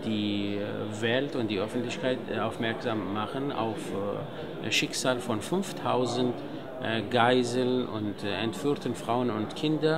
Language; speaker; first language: German; non-native, fluent; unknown